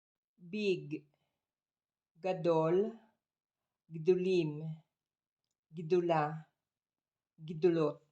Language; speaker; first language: Hebrew; non-native, learner; Filipino